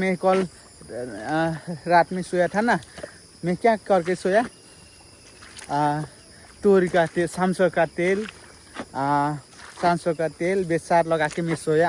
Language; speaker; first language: Hindi; non-native, learner; Nepali